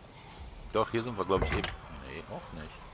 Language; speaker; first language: German; native; German